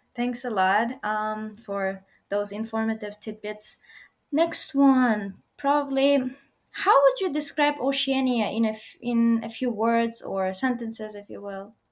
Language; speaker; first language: English; non-native, fluent; Uzbek